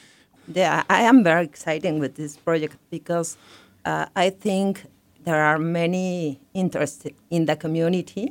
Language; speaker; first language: English; non-native, learner; Spanish